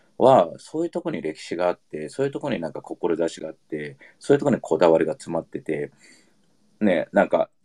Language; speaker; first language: Japanese; early bilingual, heritage; Japanese